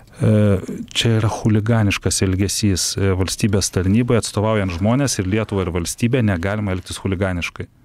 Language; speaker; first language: Lithuanian; native; Lithuanian